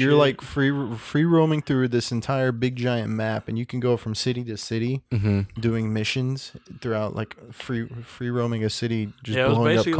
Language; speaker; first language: English; native; English